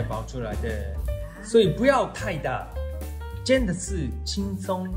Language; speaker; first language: Chinese; non-native, learner; Japanese